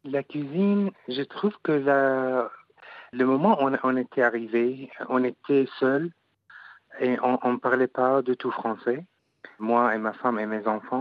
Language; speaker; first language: French; non-native, fluent; Arabic